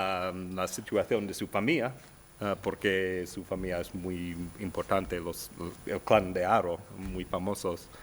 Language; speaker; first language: Spanish; non-native, learner; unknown